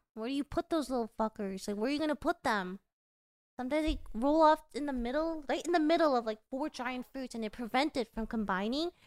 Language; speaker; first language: English; early bilingual, other home language; Korean